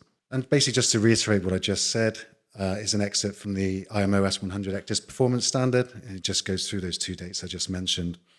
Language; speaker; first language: English; native; English